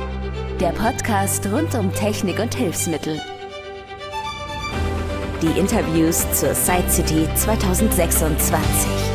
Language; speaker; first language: German; native; German